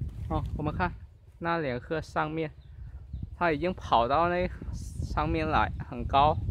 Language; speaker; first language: Chinese; early bilingual, heritage; Chinese